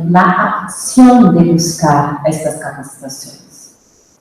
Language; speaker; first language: Spanish; non-native, fluent; Portuguese